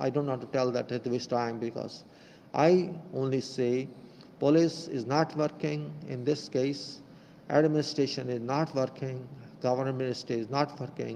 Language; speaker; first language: English; non-native, local second language; Hindi